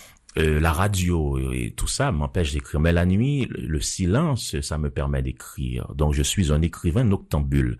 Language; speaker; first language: French; non-native, local second language; Haitian Creole